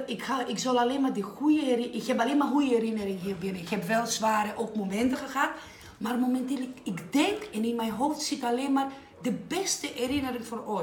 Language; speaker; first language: Dutch; non-native, fluent; Greek